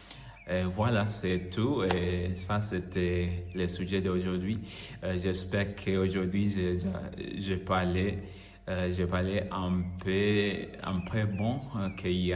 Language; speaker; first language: French; non-native, learner; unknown